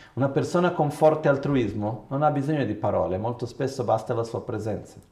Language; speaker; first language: Italian; non-native, fluent; Portuguese